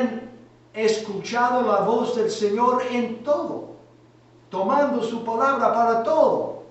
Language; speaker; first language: Spanish; native; Spanish